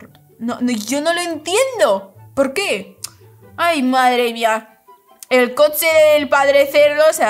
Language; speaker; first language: Spanish; non-native, fluent; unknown